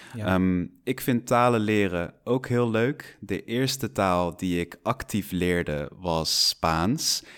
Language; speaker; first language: Dutch; non-native, fluent; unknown